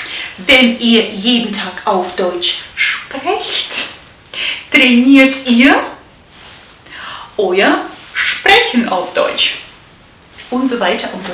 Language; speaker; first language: German; non-native, fluent; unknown